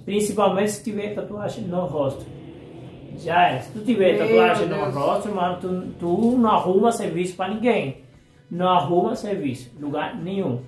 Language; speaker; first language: Portuguese; non-native, fluent; Spanish